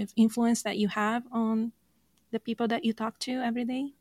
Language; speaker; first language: English; non-native, fluent; Portuguese